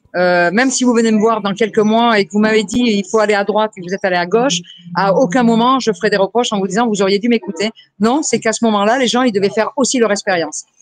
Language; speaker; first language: French; native; French